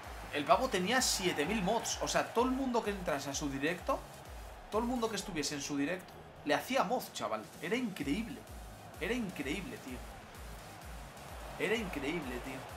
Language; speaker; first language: Spanish; native; Spanish